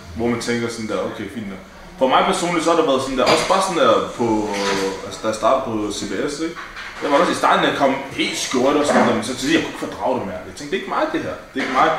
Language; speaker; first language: Danish; early bilingual, other home language; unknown